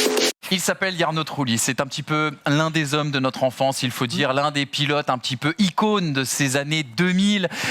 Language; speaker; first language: French; native; French